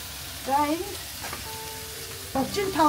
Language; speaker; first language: Mongolian; non-native, fluent; Japanese